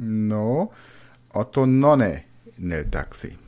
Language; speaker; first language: Italian; non-native, learner; German